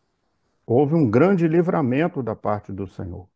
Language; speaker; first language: Portuguese; native; Portuguese